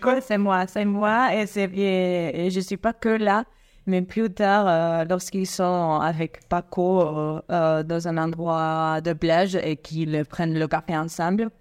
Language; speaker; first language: French; non-native, fluent; Spanish